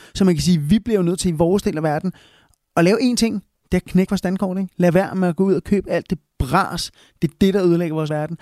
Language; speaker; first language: Danish; early bilingual, other home language; Spanish